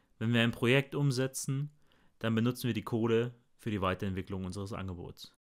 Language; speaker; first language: German; early bilingual, other home language; Bosnian